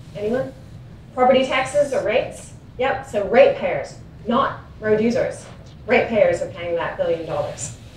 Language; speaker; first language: English; native; English